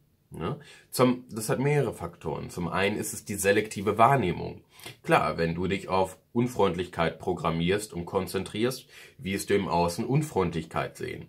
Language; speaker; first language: German; native; German